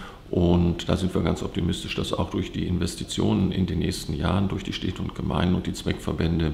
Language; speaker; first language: German; native; German